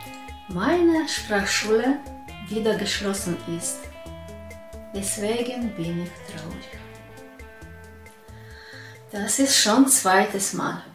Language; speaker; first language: German; non-native, learner; Russian